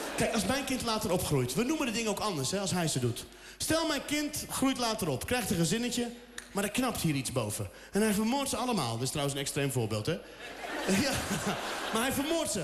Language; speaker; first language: Dutch; early bilingual, other home language; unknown